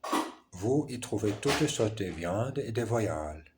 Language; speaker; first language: French; non-native, learner; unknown